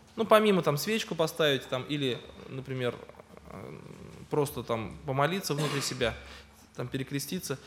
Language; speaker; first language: Russian; native; Russian